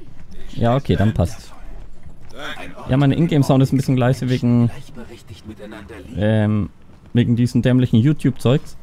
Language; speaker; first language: German; native; German